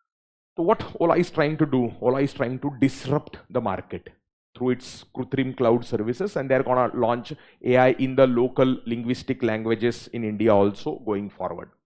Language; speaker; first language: English; non-native, local second language; Hindi